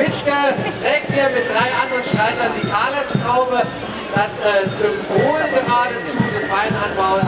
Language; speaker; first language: German; native; German